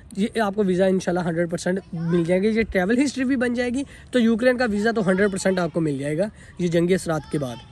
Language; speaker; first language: Urdu; non-native, local second language; Punjabi